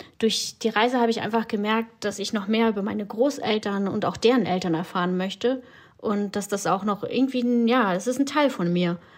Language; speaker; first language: German; early bilingual, other home language; Russian